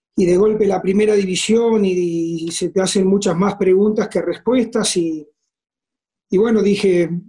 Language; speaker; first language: Spanish; native; Spanish